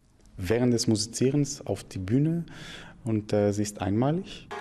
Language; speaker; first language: German; non-native, fluent; Greek